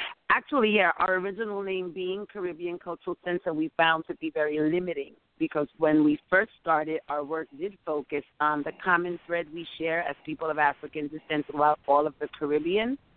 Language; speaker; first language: English; native; English